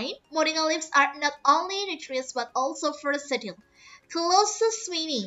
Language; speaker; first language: English; non-native, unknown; Indonesian